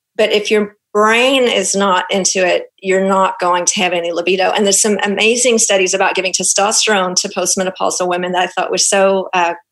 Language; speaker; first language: English; native; English